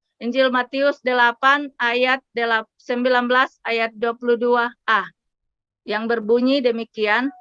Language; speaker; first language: Indonesian; native; Indonesian